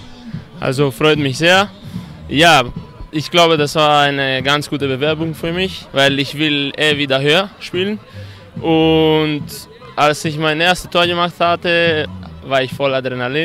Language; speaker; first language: German; non-native, fluent; Greek